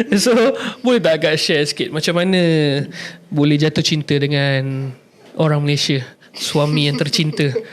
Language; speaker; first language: Malay; native; Malay